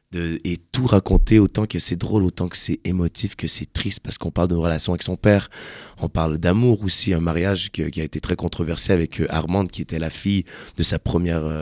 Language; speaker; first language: French; native; French